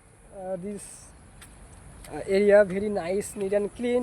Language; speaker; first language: English; non-native, learner; Bangla